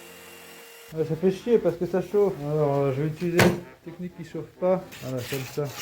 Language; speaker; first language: French; native; French